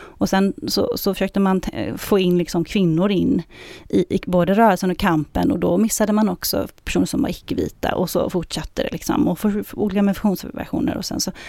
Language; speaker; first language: Swedish; early bilingual, other home language; Arabic